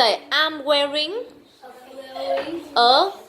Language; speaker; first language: English; non-native, fluent; Vietnamese